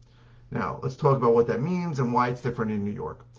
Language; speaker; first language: English; native; English